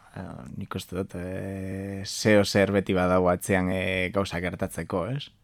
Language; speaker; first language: Basque; non-native, local second language; Galician